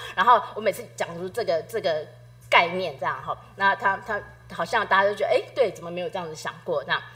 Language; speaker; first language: Chinese; native; Chinese